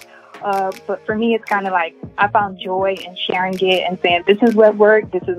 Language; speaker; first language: English; native; English